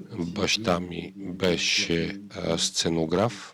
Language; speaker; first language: Bulgarian; native; Bulgarian